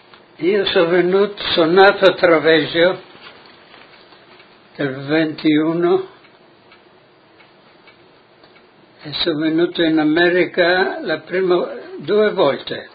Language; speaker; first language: Italian; non-native, local second language; Friulian